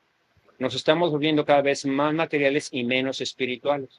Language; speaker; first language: Spanish; native; Spanish